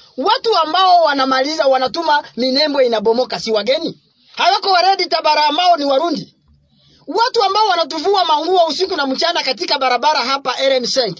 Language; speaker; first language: Swahili; native; Swahili